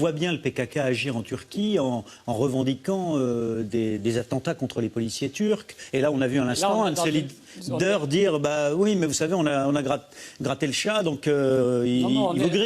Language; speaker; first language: French; native; French